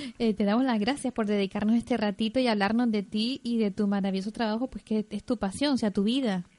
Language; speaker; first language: Spanish; native; Spanish